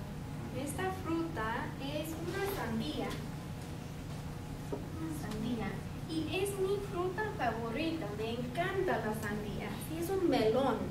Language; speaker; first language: Spanish; non-native, fluent; English